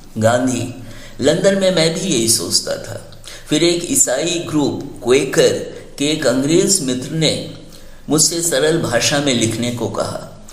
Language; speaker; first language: Hindi; native; Hindi